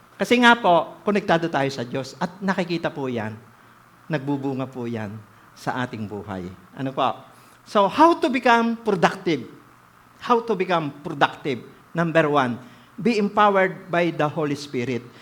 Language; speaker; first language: Filipino; native; Filipino